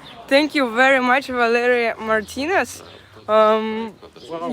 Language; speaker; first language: English; non-native, local second language; Russian